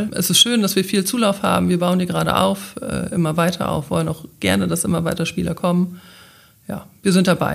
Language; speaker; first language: German; native; German